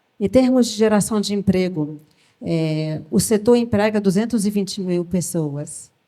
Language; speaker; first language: Portuguese; early bilingual, other home language; French